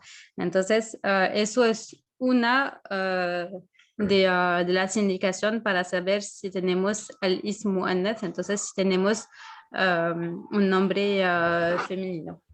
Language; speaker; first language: Spanish; non-native, fluent; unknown